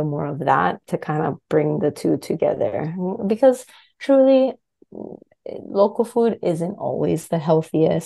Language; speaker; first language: English; native; English